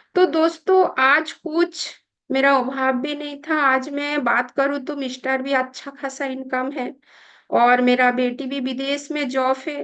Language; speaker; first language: Hindi; non-native, local second language; Bangla